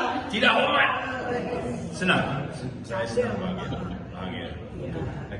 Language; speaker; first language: Indonesian; non-native, learner; English